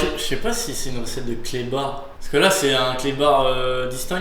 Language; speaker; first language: French; native; French